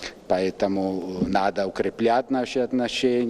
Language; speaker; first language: Russian; non-native, fluent; Italian